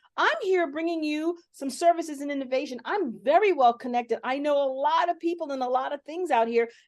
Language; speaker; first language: English; native; English